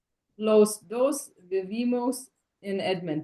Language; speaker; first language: Spanish; non-native, learner; English